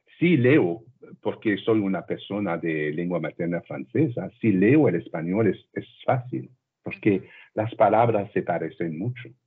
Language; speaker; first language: Spanish; non-native, learner; French